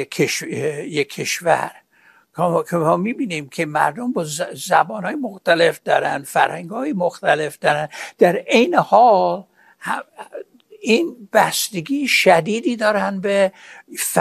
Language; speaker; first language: Persian; non-native, fluent; English